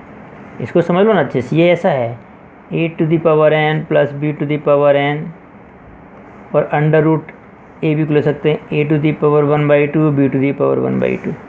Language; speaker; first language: Hindi; native; Hindi